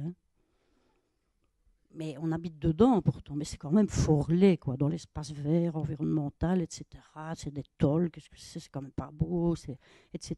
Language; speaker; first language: French; native; French